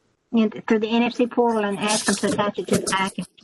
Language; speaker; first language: English; native; English